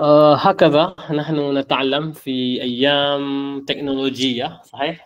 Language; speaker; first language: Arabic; non-native, fluent; Malay